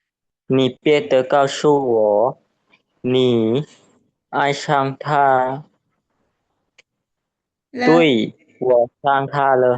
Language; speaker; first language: Chinese; non-native, learner; Lao